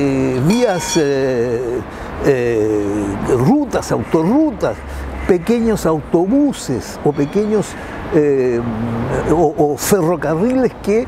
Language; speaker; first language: Spanish; native; Spanish